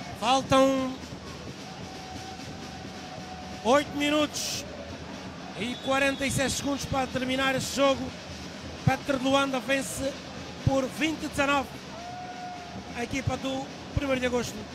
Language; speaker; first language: Portuguese; native; Portuguese